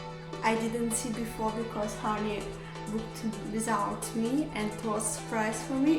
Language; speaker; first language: English; non-native, learner; Russian